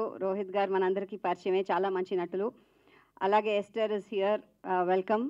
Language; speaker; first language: Telugu; native; Telugu